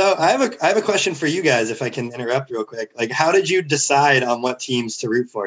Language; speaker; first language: English; native; English